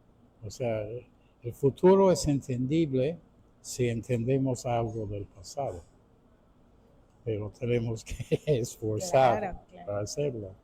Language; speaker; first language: Spanish; non-native, fluent; English